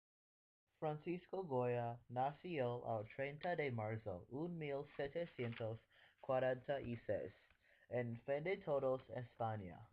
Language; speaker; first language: Spanish; non-native, learner; English